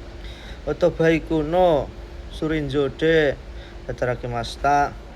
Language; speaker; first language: Japanese; non-native, learner; Indonesian